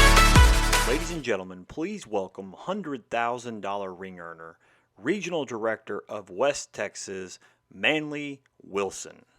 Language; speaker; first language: English; native; English